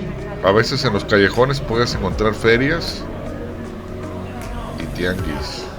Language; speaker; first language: Spanish; native; Spanish